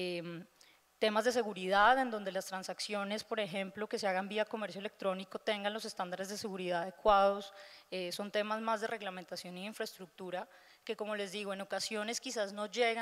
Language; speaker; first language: Spanish; native; Spanish